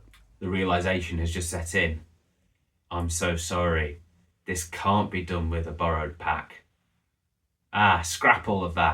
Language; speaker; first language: English; native; English